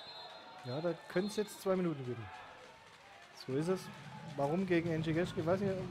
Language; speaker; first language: German; native; German